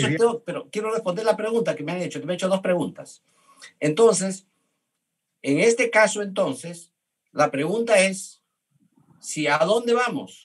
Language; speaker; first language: Spanish; native; Spanish